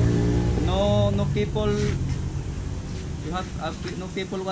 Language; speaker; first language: English; non-native, learner; Filipino